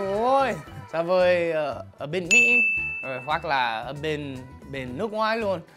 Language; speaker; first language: Vietnamese; non-native, fluent; English